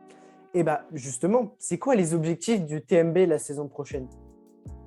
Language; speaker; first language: French; native; French